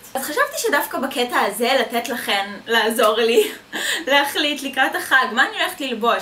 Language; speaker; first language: Hebrew; native; Hebrew